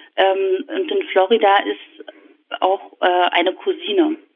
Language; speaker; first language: German; native; German